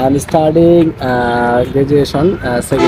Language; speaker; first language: English; non-native, learner; Bangla